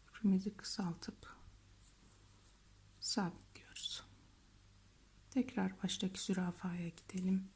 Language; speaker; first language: Turkish; native; Turkish